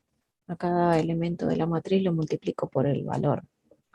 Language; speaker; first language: Spanish; native; Spanish